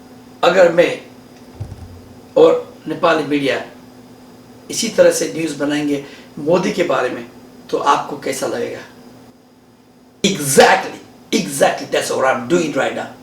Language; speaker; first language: Hindi; non-native, learner; Nepali